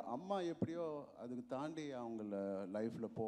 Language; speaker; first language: Tamil; non-native, local second language; Telugu